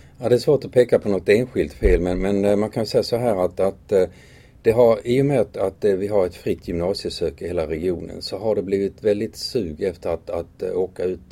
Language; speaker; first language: Swedish; native; Swedish